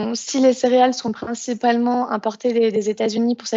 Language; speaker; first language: French; native; French